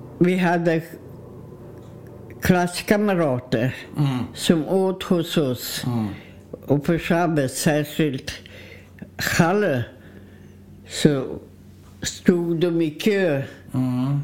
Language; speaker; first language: Swedish; non-native, fluent; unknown